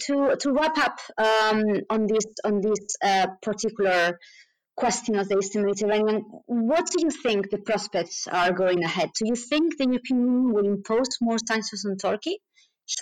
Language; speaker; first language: English; non-native, fluent; Spanish